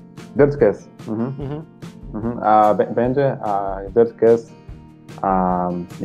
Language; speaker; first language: Turkish; non-native, learner; Portuguese